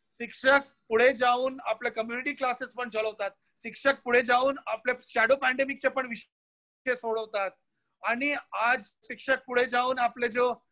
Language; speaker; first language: Marathi; non-native, local second language; Hindi